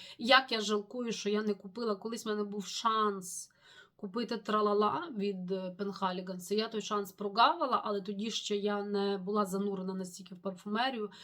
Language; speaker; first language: Ukrainian; non-native, local second language; Russian